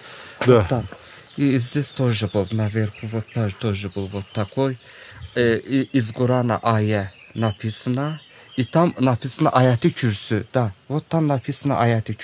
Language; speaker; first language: Russian; non-native, local second language; Azerbaijani